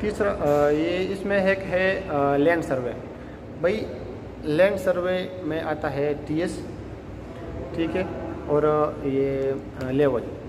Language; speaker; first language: Hindi; non-native, local second language; Pashto